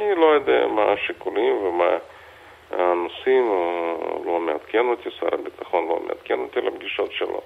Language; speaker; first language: Hebrew; non-native, fluent; Russian